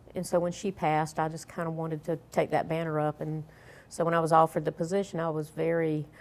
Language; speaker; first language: English; native; English